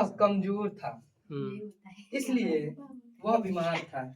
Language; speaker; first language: Hindi; native; Hindi